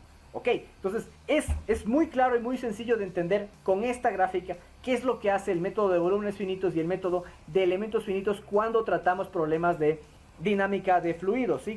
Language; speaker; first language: Spanish; native; Spanish